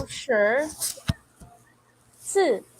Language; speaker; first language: Chinese; non-native, learner; Filipino